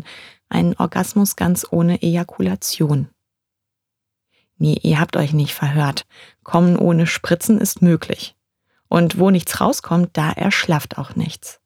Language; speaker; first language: German; native; German